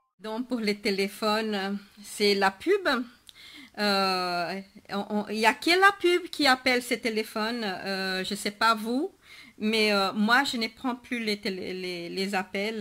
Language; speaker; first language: French; non-native, fluent; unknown